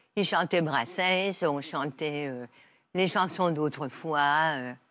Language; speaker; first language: French; native; French